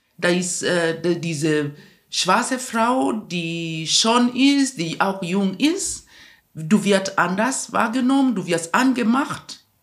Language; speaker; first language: German; non-native, fluent; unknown